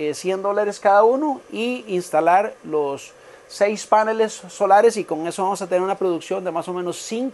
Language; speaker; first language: Spanish; native; Spanish